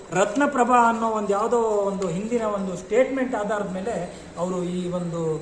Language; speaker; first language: Kannada; non-native, local second language; Lambadi